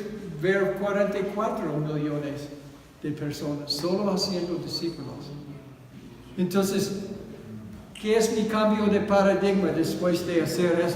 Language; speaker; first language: Spanish; non-native, fluent; English